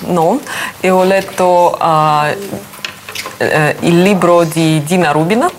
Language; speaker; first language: Italian; non-native, learner; Russian